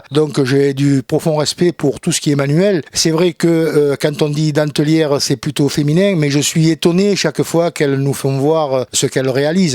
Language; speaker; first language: French; native; French